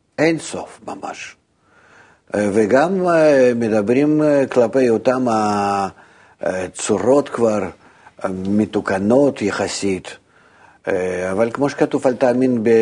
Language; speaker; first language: Hebrew; non-native, fluent; Russian